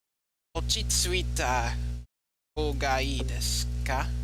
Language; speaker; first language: Japanese; non-native, learner; English